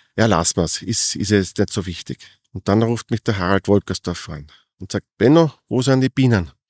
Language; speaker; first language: German; native; German